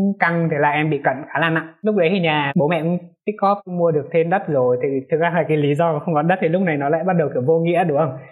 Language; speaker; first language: Vietnamese; non-native, local second language; Hmong